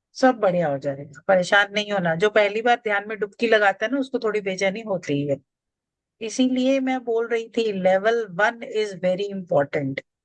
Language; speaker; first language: Hindi; native; Hindi